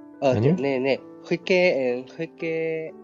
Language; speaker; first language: Korean; non-native, learner; Chinese